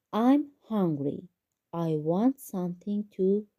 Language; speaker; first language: English; non-native, fluent; Persian